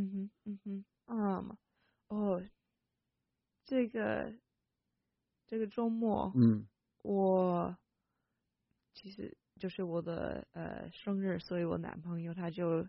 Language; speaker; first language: Chinese; non-native, fluent; English